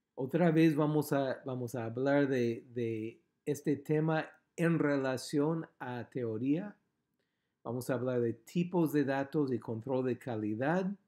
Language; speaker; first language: Spanish; non-native, fluent; English